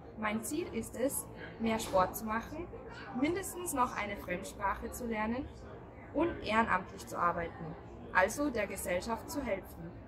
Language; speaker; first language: German; native; German